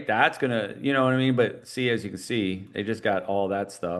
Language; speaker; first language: English; native; English